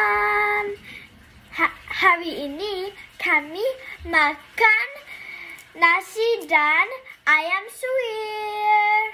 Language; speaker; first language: Indonesian; early bilingual, heritage; English